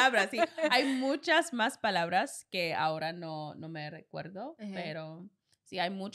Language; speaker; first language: Spanish; non-native, learner; English